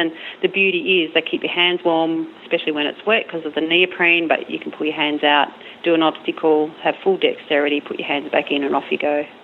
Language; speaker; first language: English; native; English